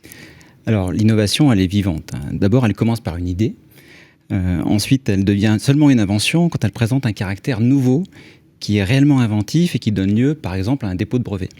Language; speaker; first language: French; native; French